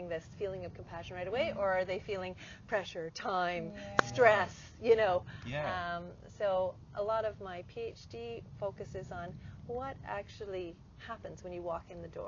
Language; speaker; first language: English; native; English